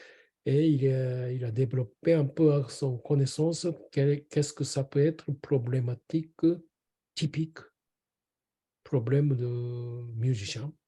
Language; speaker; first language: French; non-native, learner; Japanese